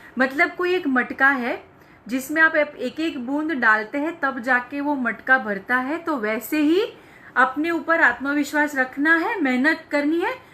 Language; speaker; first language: Hindi; non-native, local second language; Gujarati